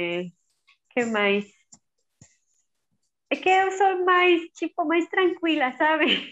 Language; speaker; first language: Portuguese; non-native, learner; Spanish